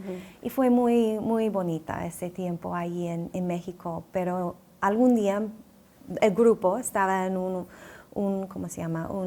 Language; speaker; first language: Spanish; non-native, fluent; English